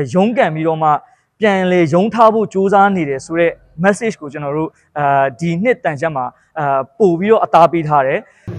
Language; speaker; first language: Burmese; native; Burmese